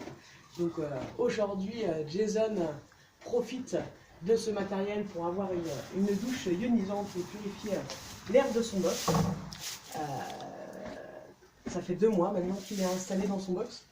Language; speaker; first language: French; native; French